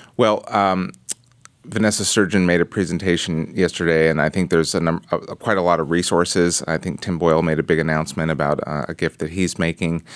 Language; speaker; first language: English; native; English